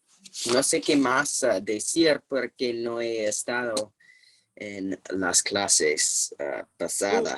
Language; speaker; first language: Spanish; non-native, fluent; English